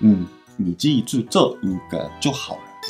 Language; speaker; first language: Chinese; non-native, fluent; Japanese